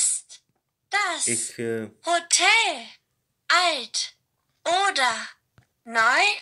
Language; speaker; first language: German; non-native, learner; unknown